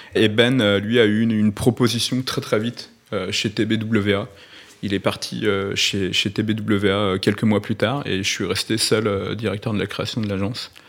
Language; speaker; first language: French; native; French